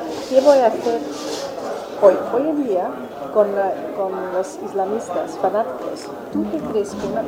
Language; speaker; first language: Spanish; non-native, fluent; German